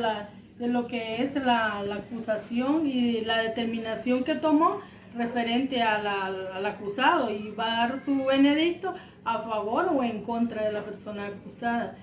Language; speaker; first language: Spanish; native; Spanish